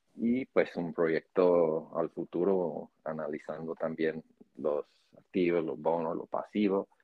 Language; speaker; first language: Spanish; non-native, fluent; English